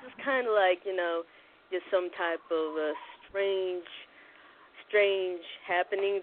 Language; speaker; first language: English; native; English